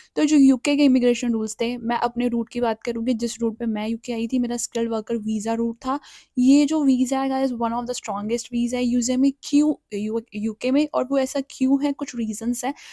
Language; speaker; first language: Hindi; native; Hindi